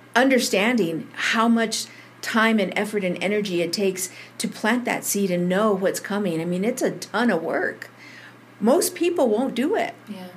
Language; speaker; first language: English; early bilingual, other home language; Spanish